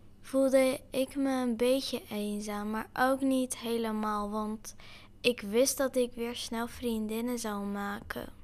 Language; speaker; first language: Dutch; early bilingual, other home language; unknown